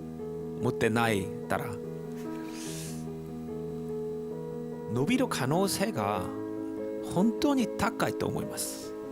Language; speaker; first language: Japanese; non-native, learner; Korean